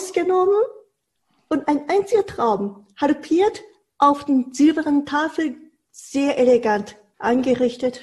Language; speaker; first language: German; non-native, fluent; Japanese